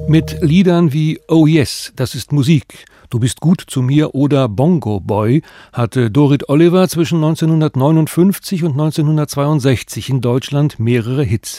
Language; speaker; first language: German; native; German